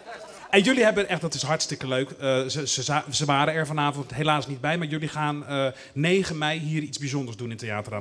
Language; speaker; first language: Dutch; native; Dutch